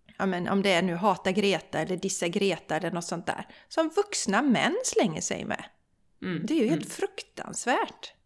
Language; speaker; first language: Swedish; native; Swedish